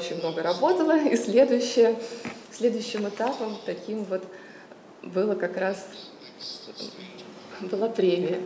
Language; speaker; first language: Russian; native; Russian